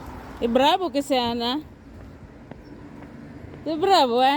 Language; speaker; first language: Italian; non-native, learner; Filipino